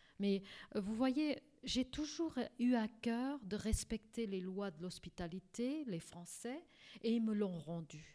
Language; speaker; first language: French; early bilingual, other home language; Portuguese